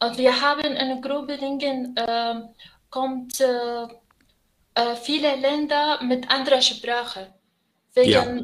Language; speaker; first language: German; non-native, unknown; Arabic